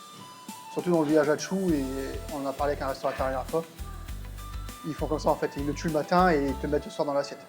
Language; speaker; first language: French; native; French